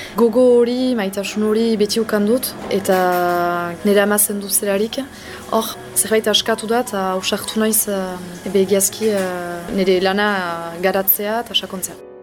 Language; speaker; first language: Basque; non-native, local second language; French